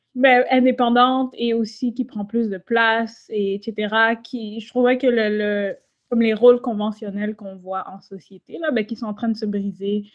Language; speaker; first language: French; non-native, fluent; English